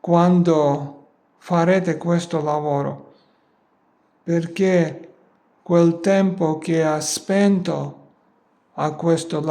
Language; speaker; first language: Italian; non-native, learner; Georgian